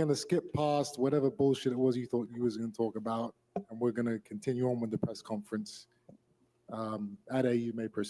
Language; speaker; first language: English; native; English